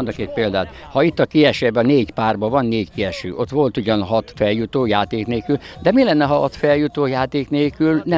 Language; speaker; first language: Hungarian; native; Hungarian